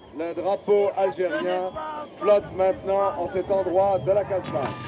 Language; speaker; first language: French; non-native, local second language; Arabic